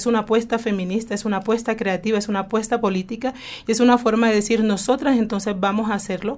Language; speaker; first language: Spanish; native; Spanish